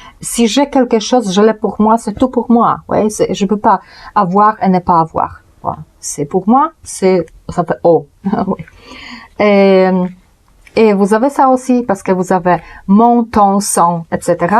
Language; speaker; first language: French; non-native, fluent; Polish